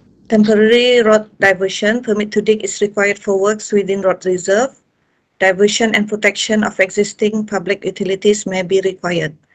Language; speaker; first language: English; non-native, local second language; Malay